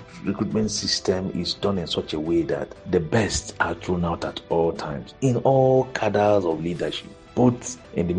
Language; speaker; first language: English; non-native, local second language; Igbo